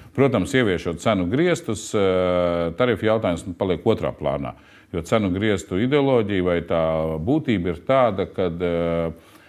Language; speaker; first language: Latvian; native; Latvian